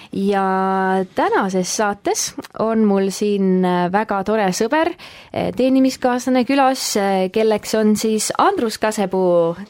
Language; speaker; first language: Estonian; early bilingual, heritage; Estonian